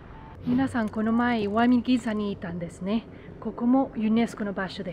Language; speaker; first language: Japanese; non-native, learner; Spanish